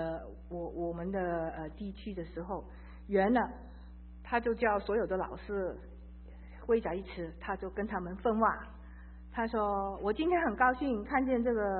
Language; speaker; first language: Chinese; early bilingual, heritage; Chinese